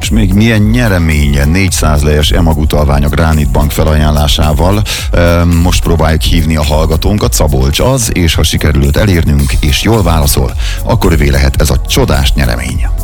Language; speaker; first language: Hungarian; native; Hungarian